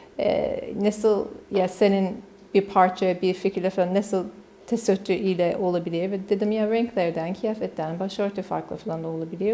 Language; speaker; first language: Turkish; non-native, learner; English